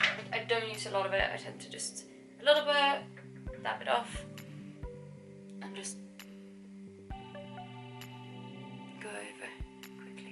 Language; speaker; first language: English; non-native, fluent; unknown